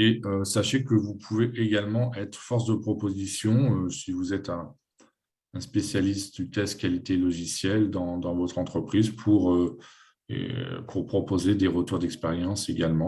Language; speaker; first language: French; native; French